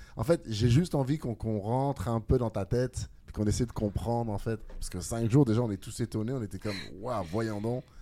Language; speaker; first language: French; native; French